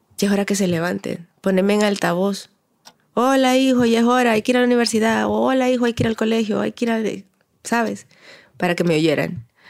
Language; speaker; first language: Spanish; native; Spanish